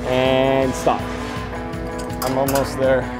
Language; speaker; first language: English; native; English